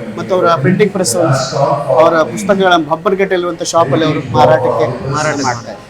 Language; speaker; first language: Kannada; native; Kannada